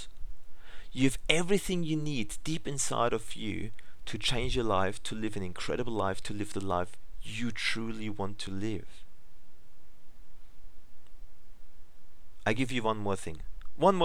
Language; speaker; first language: English; non-native, fluent; German